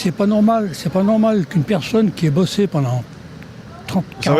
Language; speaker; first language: French; native; French